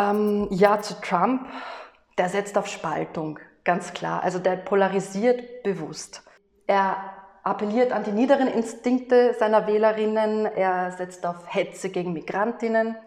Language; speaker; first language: German; native; German